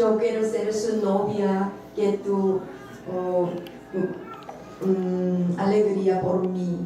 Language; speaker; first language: Spanish; non-native, learner; Korean